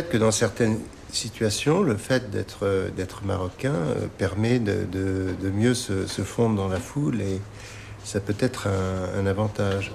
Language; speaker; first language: French; non-native, local second language; Arabic